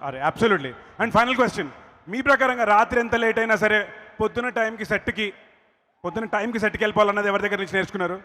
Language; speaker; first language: Telugu; native; Telugu